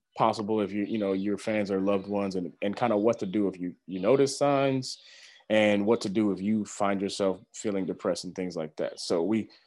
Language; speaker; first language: English; native; English